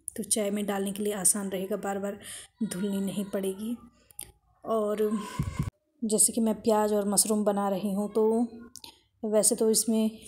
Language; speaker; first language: Hindi; native; Hindi